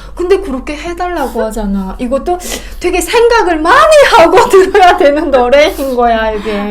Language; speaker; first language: Korean; native; Korean